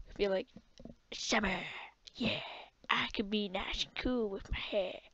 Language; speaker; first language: English; native; English